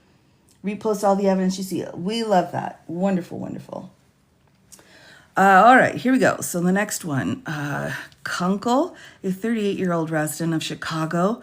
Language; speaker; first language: English; native; English